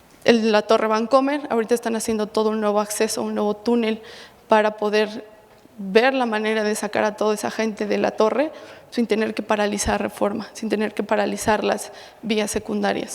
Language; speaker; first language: Spanish; native; Spanish